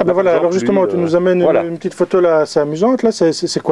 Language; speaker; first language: French; native; French